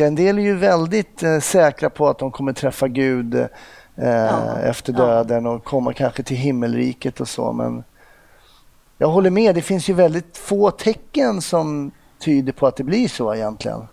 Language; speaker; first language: Swedish; native; Swedish